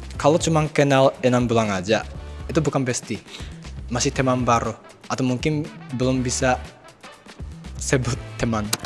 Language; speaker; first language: Indonesian; non-native, fluent; Japanese